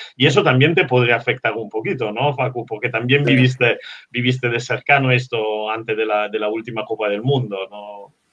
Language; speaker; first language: Spanish; non-native, fluent; Italian